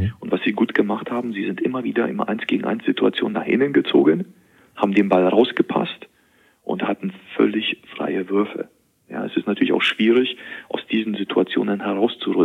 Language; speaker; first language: German; native; German